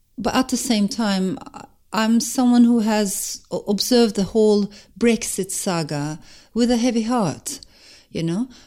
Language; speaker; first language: English; non-native, fluent; Turkish